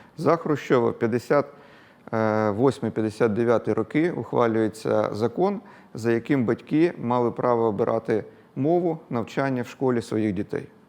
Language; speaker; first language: Ukrainian; native; Ukrainian